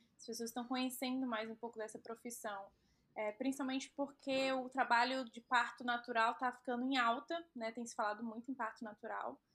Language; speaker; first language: Portuguese; native; Portuguese